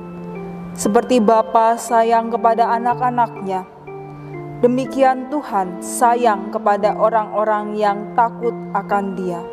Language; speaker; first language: Indonesian; native; Indonesian